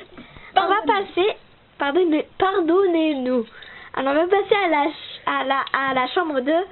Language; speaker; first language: French; native; French